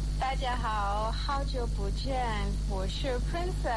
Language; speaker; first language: Chinese; non-native, learner; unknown